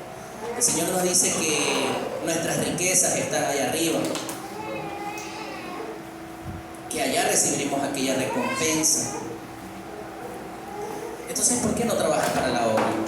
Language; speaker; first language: Spanish; native; Spanish